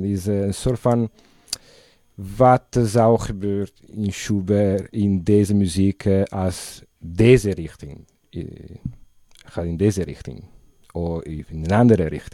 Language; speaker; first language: Dutch; non-native, learner; Italian